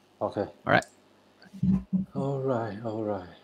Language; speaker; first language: English; non-native, learner; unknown